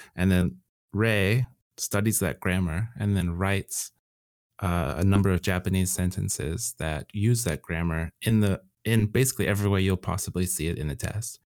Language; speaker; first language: English; native; English